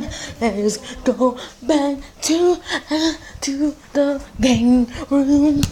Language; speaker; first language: English; native; English